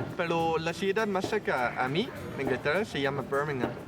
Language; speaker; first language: Spanish; non-native, learner; English